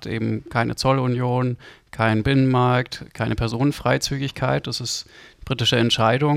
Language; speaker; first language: German; native; German